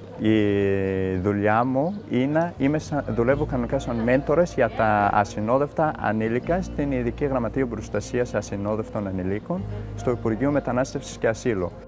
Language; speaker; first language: Greek; non-native, fluent; Persian